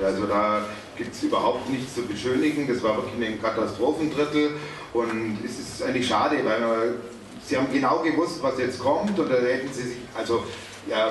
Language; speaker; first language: German; native; German